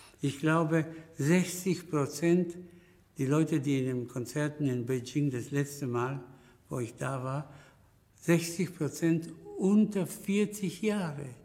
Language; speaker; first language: German; non-native, fluent; Spanish